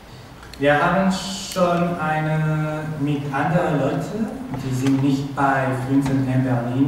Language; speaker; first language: German; non-native, learner; Spanish